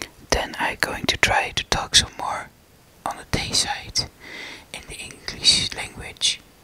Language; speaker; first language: English; non-native, learner; Dutch